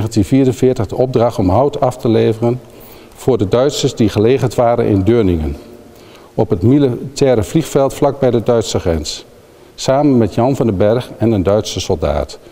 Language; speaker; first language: Dutch; native; Dutch